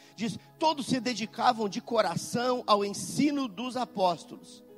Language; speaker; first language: Portuguese; native; Portuguese